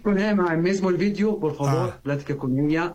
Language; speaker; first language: Spanish; non-native, learner; Arabic